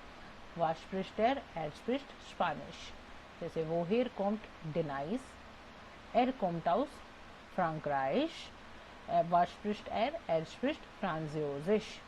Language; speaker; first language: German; non-native, fluent; Hindi